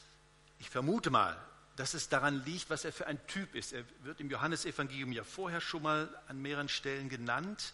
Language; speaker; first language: German; native; German